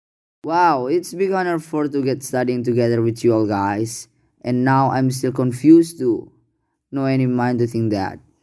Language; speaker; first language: English; non-native, learner; Indonesian